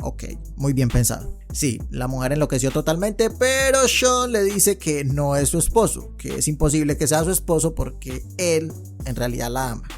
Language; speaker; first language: Spanish; native; Spanish